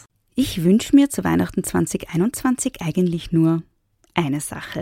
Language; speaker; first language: German; native; German